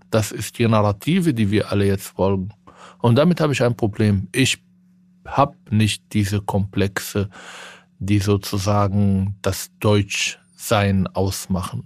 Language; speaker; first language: German; non-native, fluent; Arabic